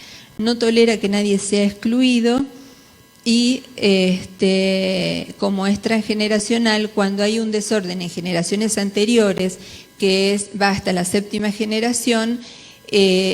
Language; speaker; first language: Spanish; native; Spanish